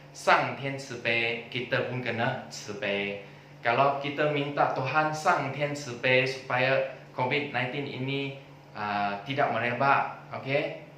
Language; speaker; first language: Malay; non-native, local second language; Chinese